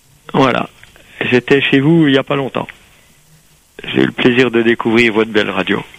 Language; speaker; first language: French; native; French